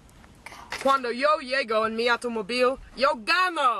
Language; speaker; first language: Spanish; non-native, learner; English